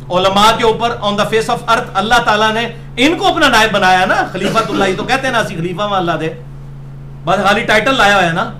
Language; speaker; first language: Urdu; non-native, local second language; Punjabi